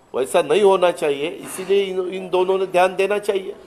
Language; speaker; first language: Hindi; non-native, local second language; Marathi